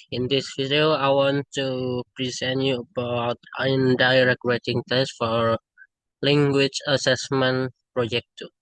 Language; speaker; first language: English; non-native, learner; Indonesian